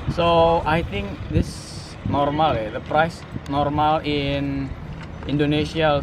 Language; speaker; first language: English; non-native, learner; Indonesian